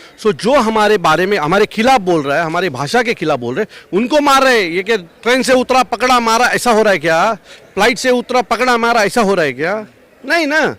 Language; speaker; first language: Hindi; non-native, local second language; Marathi